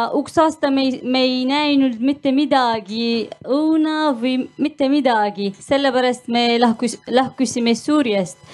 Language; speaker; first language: Estonian; non-native, learner; Arabic